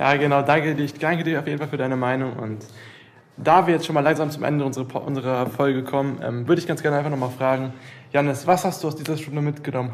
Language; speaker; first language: German; native; German